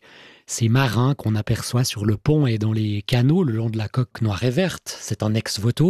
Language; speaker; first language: French; native; French